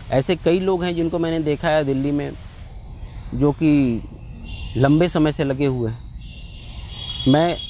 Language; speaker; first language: Hindi; native; Hindi